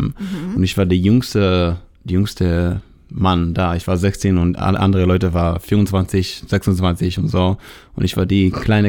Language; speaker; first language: German; non-native, learner; Hebrew